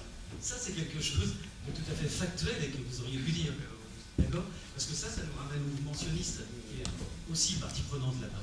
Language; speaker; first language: French; native; French